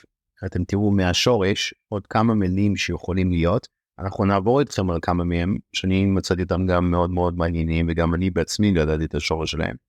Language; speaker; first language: Hebrew; native; Hebrew